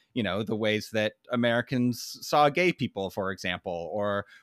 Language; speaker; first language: English; native; English